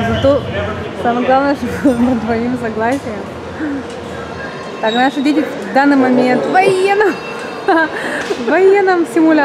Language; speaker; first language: Russian; native; Russian